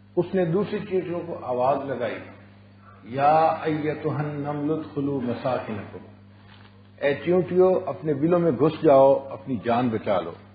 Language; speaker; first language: Urdu; non-native, local second language; Punjabi